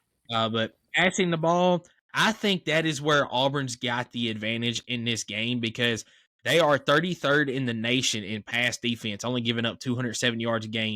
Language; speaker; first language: English; native; English